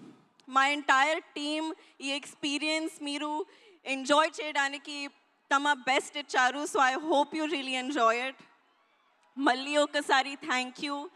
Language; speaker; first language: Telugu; non-native, learner; Hindi